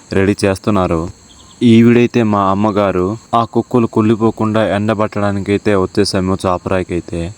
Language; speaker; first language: Telugu; non-native, local second language; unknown